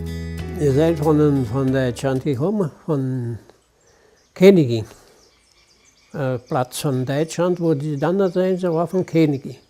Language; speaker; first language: German; early bilingual, heritage; German